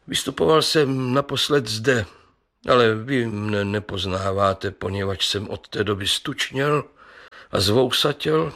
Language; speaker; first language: Czech; native; Czech